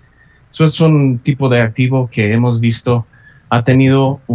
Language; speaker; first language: Spanish; non-native, fluent; English